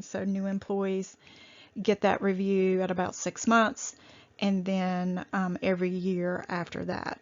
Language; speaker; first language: English; native; English